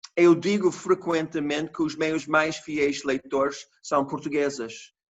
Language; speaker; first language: Portuguese; non-native, fluent; English